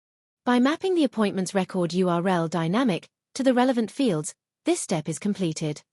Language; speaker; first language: English; non-native, fluent; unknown